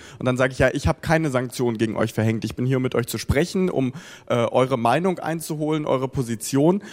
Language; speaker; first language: German; early bilingual, other home language; Russian